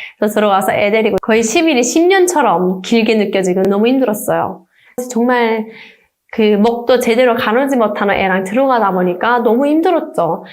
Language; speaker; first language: Korean; native; Korean